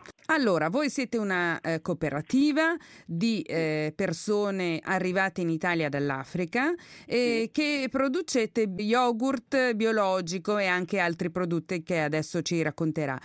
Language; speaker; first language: Italian; native; Italian